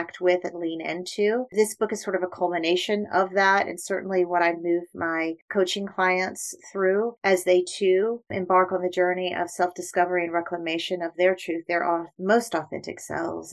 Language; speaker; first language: English; native; English